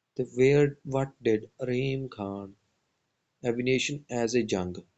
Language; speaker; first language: English; non-native, local second language; Punjabi